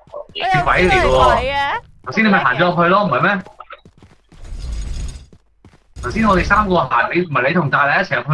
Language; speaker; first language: Chinese; native; Chinese